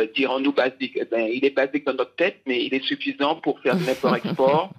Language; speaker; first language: French; native; French